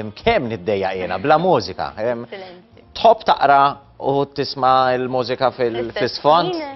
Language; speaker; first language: Maltese; native; Maltese